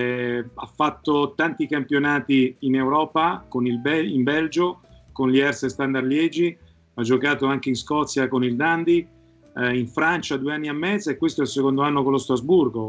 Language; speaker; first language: Italian; native; Italian